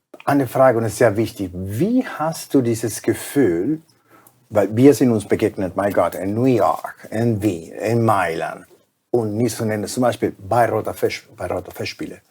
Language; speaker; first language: German; non-native, fluent; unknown